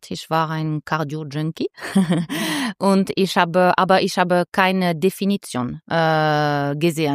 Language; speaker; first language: German; non-native, learner; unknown